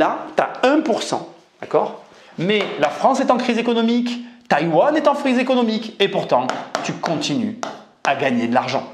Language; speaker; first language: French; native; French